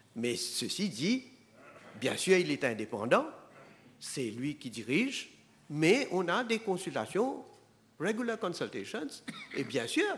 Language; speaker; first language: French; non-native, local second language; Morisyen